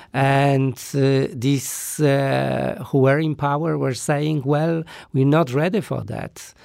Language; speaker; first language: English; non-native, fluent; Polish